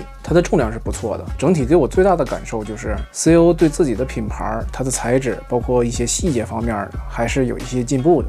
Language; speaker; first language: Chinese; native; Chinese